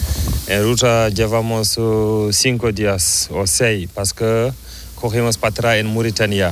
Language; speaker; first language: Spanish; non-native, learner; Fula